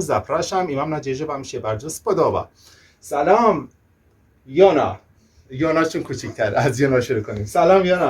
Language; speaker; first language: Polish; non-native, learner; Persian